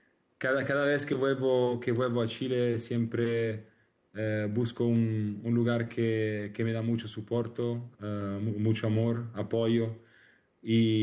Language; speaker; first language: Spanish; non-native, learner; Italian